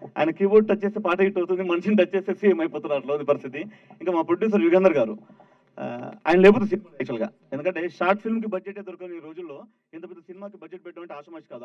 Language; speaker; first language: Telugu; native; Telugu